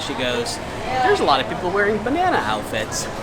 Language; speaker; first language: English; native; English